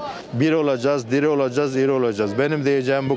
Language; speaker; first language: Turkish; native; Turkish